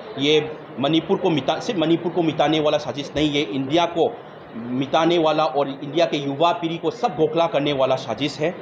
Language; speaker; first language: Hindi; non-native, local second language; Manipuri